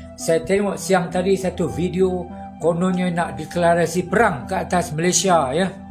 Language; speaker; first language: Malay; native; Malay